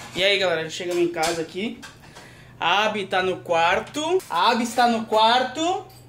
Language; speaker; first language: Portuguese; native; Portuguese